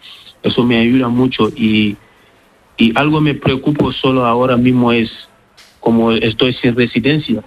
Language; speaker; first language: Spanish; non-native, learner; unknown